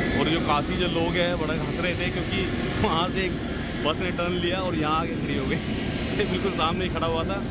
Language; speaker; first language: Hindi; native; Hindi